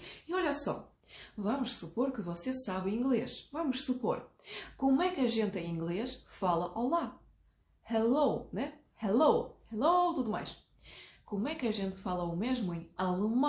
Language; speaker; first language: Portuguese; non-native, fluent; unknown